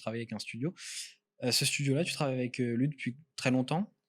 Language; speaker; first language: French; native; French